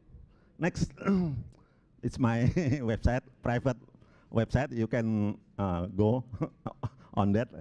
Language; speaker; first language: English; non-native, local second language; Indonesian